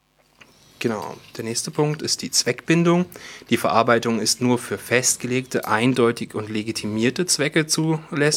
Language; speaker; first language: German; native; German